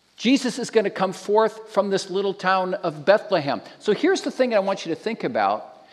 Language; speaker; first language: English; native; English